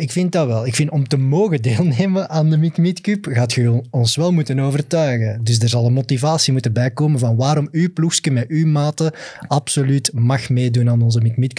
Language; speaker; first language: Dutch; native; Dutch